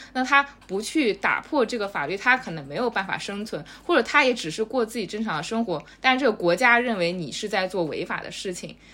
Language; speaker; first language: Chinese; native; Chinese